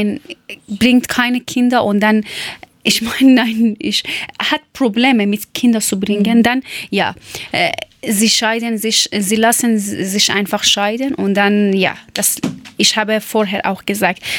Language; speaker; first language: German; non-native, learner; Persian